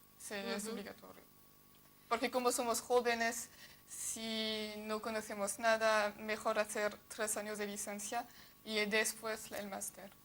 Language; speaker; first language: Spanish; non-native, fluent; French